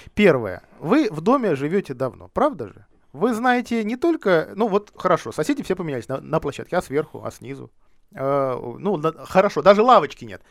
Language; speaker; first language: Russian; native; Russian